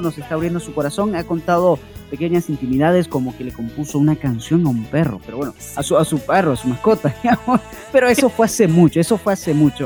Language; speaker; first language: Spanish; native; Spanish